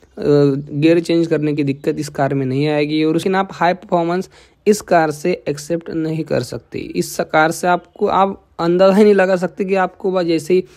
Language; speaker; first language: Hindi; non-native, local second language; Marathi